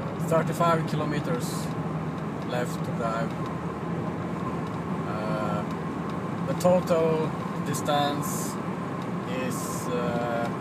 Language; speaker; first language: English; non-native, fluent; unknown